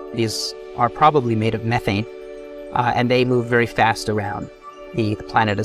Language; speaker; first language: English; native; English